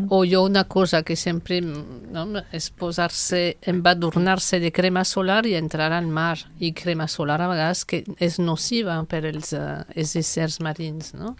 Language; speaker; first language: Catalan; non-native, fluent; French